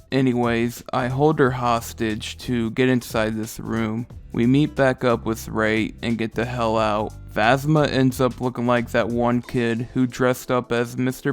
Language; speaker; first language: English; native; English